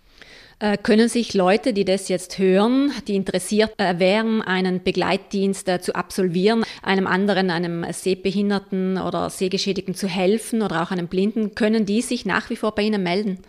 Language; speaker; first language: German; native; German